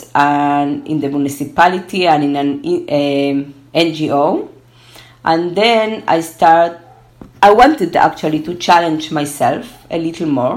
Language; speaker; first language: English; early bilingual, other home language; Spanish